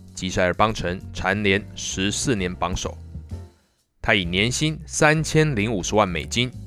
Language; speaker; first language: Chinese; native; Chinese